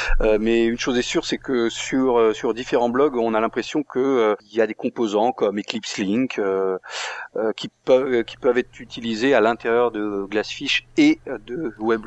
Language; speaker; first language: French; native; French